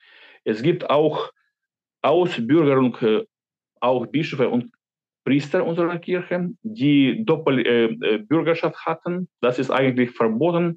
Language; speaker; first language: German; non-native, fluent; Ukrainian